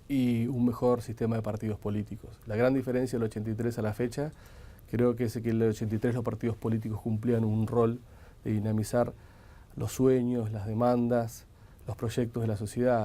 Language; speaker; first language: Spanish; native; Spanish